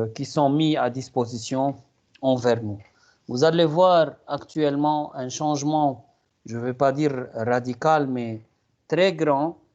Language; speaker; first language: French; non-native, local second language; Arabic